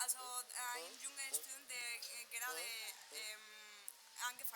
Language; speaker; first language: German; non-native, fluent; Spanish